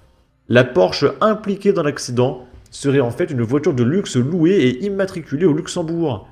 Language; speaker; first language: French; native; French